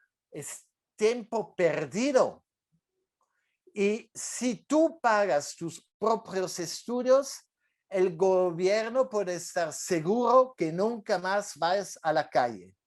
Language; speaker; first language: Spanish; non-native, fluent; French